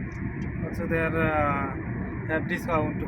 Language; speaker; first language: English; non-native, learner; Bangla